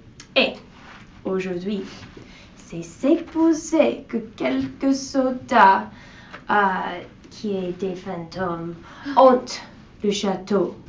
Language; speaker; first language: French; non-native, learner; English